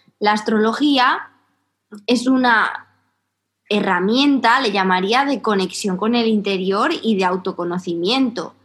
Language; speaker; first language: Spanish; native; Spanish